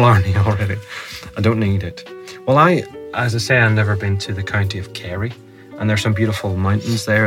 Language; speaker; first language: English; native; English